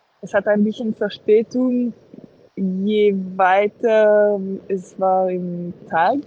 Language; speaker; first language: German; non-native, local second language; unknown